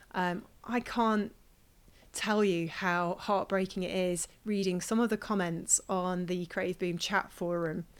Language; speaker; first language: English; native; English